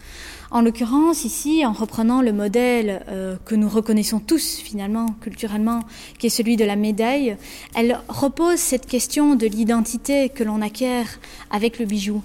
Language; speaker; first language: French; native; French